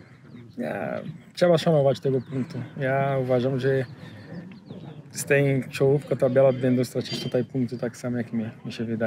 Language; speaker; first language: Polish; non-native, learner; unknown